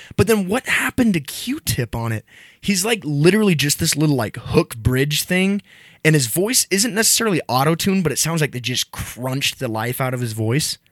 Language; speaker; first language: English; native; English